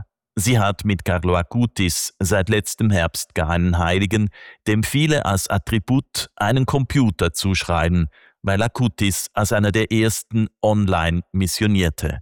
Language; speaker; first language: German; native; German